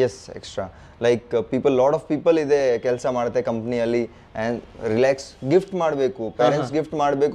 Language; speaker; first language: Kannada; non-native, local second language; Hindi